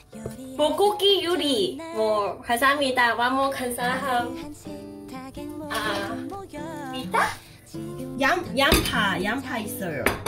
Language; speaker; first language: Korean; non-native, learner; Cantonese